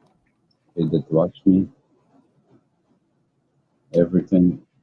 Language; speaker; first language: English; non-native, learner; Dutch